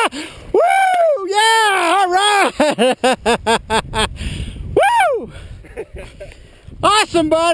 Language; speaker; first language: English; native; English